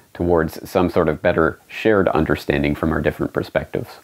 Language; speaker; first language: English; native; English